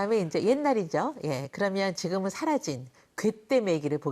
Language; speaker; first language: Korean; native; Korean